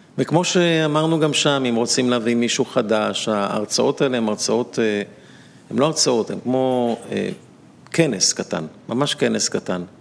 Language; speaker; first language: Hebrew; native; Hebrew